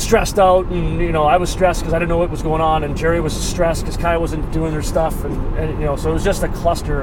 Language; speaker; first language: English; native; English